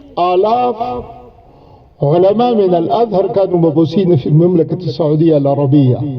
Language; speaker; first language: Arabic; non-native, fluent; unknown